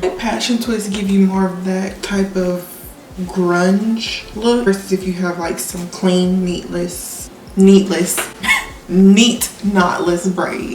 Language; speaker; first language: English; native; English